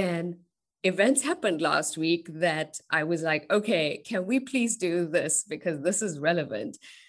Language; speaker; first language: English; native; English